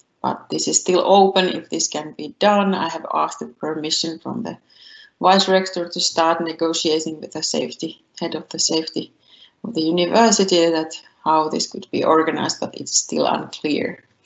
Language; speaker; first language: English; non-native, fluent; Finnish